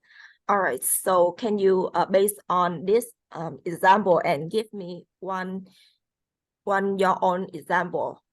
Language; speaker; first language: English; non-native, fluent; Vietnamese